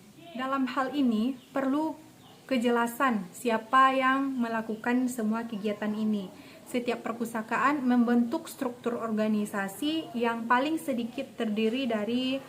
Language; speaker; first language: Indonesian; native; Indonesian